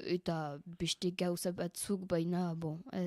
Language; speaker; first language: Basque; non-native, learner; French